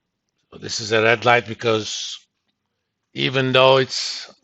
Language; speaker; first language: English; native; English